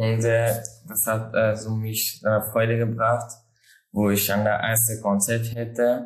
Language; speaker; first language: German; non-native, learner; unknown